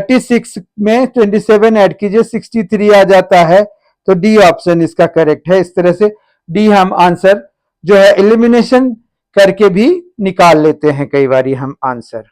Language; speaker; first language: Hindi; native; Hindi